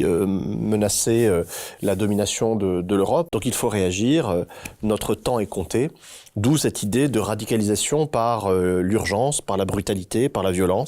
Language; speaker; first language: French; native; French